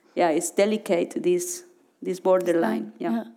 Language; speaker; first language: English; non-native, learner; Spanish